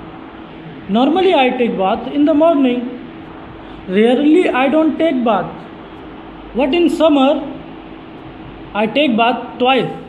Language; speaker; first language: English; non-native, learner; Hindi